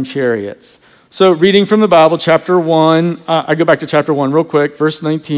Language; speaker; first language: English; native; English